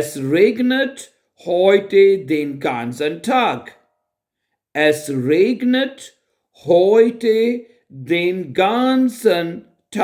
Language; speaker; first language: German; non-native, fluent; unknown